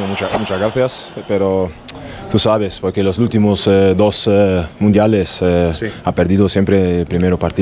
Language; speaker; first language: Spanish; non-native, learner; German